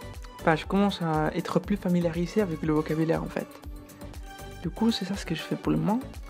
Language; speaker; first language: French; non-native, fluent; Spanish